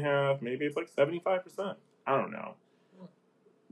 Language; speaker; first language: English; native; English